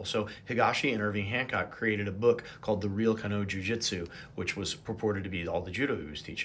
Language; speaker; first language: English; native; English